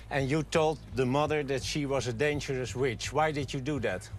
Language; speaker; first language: English; non-native, fluent; Dutch